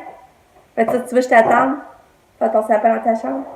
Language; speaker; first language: French; native; French